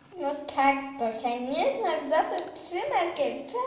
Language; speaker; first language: Polish; early bilingual, heritage; Polish